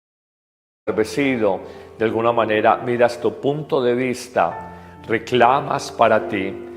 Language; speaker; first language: Spanish; native; Spanish